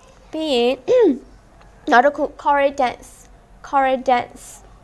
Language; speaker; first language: English; non-native, fluent; Burmese